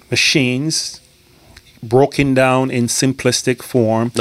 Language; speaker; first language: English; native; English